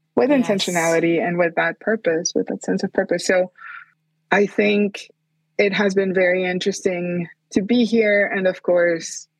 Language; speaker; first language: English; non-native, fluent; Spanish